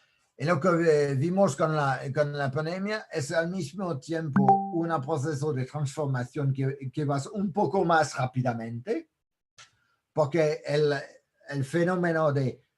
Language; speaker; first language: Spanish; non-native, fluent; French